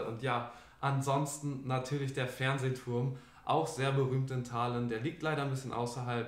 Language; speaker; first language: German; native; German